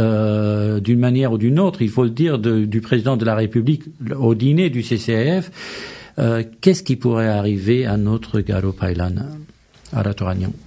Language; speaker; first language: French; native; French